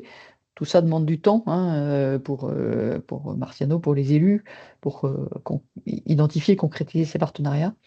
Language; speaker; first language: French; native; French